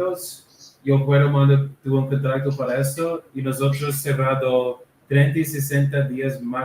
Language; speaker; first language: Spanish; non-native, learner; English